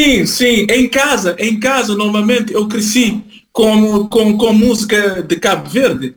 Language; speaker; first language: Portuguese; non-native, fluent; Kabuverdianu